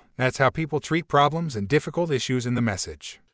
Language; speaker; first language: English; non-native, fluent; Portuguese